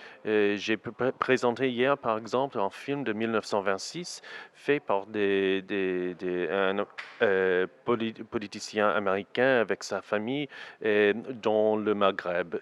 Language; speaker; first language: French; non-native, learner; English